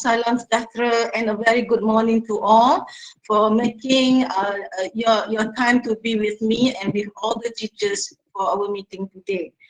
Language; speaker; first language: English; non-native, local second language; Malay